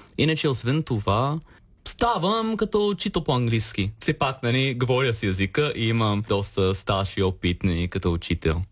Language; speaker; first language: Bulgarian; non-native, fluent; English